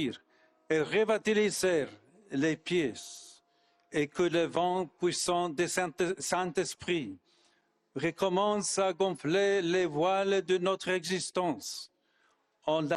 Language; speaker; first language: French; non-native, fluent; English